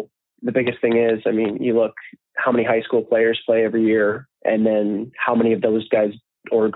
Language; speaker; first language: English; native; English